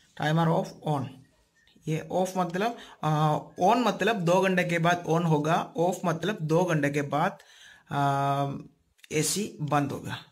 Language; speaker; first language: Hindi; non-native, local second language; Malayalam